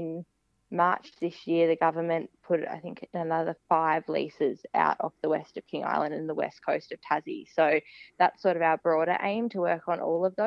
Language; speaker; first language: English; native; English